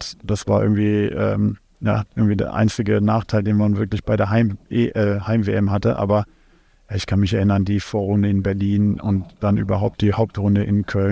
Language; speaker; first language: German; native; German